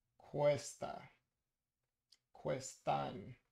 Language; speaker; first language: Spanish; non-native, learner; English